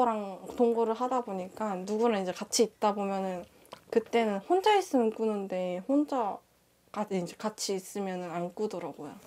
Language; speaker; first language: Korean; native; Korean